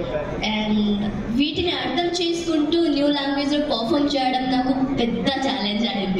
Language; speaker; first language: Telugu; non-native, local second language; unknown